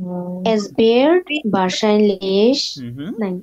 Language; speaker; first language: German; non-native, learner; Bangla